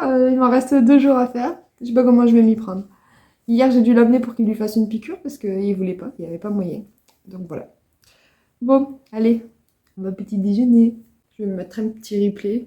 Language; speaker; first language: French; native; French